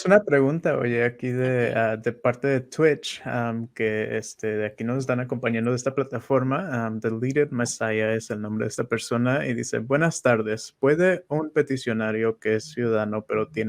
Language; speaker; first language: Spanish; native; Spanish